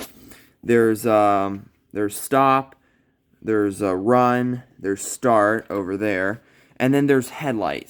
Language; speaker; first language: English; native; English